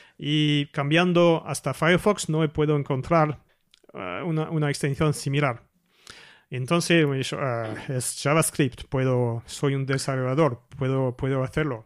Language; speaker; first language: Spanish; non-native, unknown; French